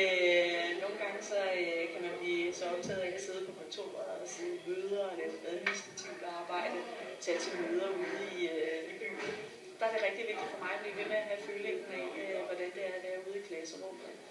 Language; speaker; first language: Danish; native; Danish